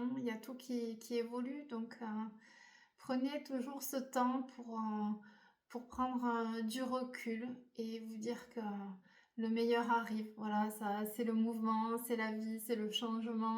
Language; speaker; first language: French; native; French